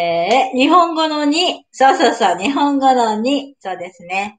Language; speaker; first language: Japanese; native; Japanese